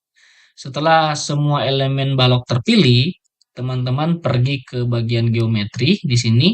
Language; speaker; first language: Indonesian; native; Indonesian